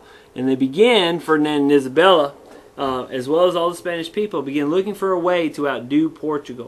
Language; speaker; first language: English; native; English